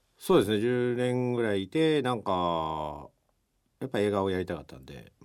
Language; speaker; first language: Japanese; early bilingual, other home language; Portuguese